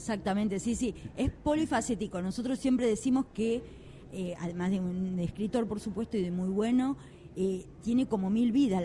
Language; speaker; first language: Spanish; native; Spanish